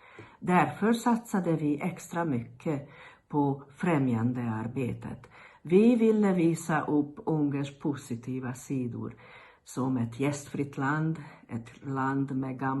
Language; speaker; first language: Swedish; non-native, fluent; Hungarian